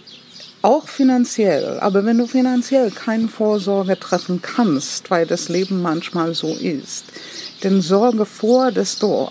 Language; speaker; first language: German; non-native, fluent; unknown